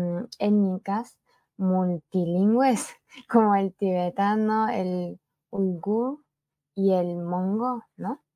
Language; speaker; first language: Spanish; early bilingual, other home language; Chinese